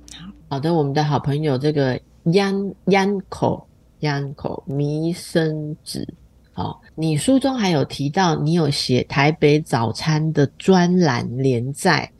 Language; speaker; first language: Chinese; native; Chinese